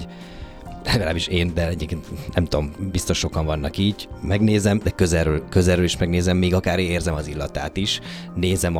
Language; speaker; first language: Hungarian; native; Hungarian